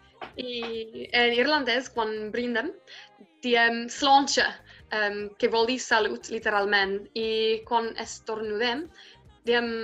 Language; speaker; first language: Catalan; non-native, fluent; Irish